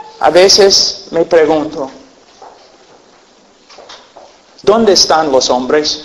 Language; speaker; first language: Spanish; non-native, fluent; English